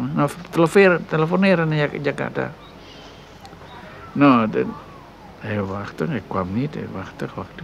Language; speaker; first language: Dutch; non-native, local second language; Minangkabau